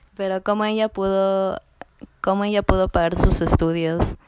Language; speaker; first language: Spanish; early bilingual, other home language; English